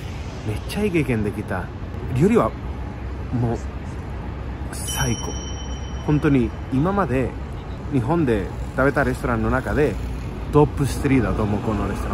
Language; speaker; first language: Japanese; non-native, fluent; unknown